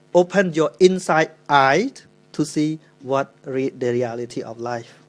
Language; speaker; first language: English; non-native, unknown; Khmer